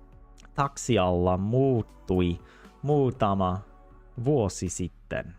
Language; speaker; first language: Finnish; non-native, learner; English